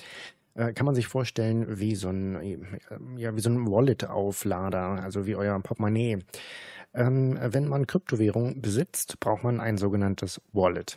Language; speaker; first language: German; native; German